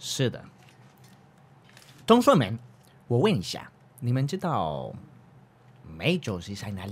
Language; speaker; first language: Chinese; non-native, learner; Spanish